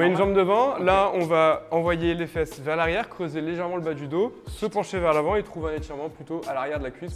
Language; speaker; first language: French; native; French